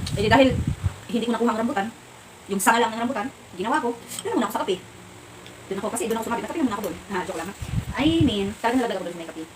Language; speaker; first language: Filipino; non-native, local second language; Cebuano